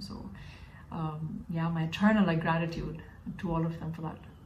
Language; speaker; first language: English; early bilingual, other home language; Tamil